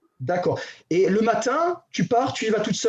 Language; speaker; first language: French; native; French